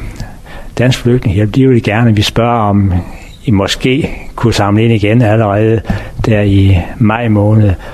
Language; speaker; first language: Danish; native; Danish